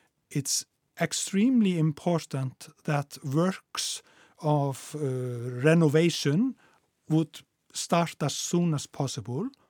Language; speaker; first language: English; non-native, fluent; Icelandic